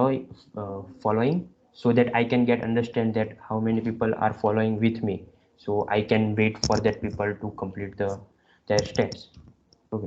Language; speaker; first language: English; non-native, local second language; Gujarati